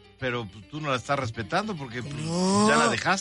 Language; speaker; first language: Spanish; native; Spanish